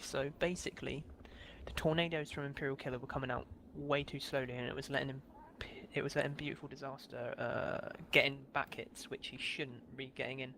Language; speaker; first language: English; native; English